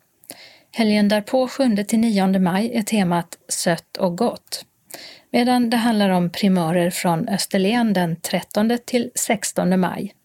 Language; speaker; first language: Swedish; native; Swedish